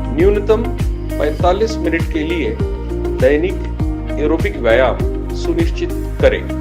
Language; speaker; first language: Hindi; non-native, local second language; Marathi